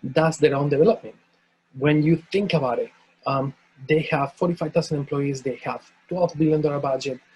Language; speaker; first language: English; non-native, fluent; Spanish